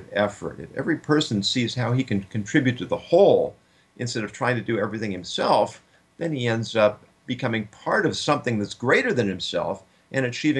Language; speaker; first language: English; native; English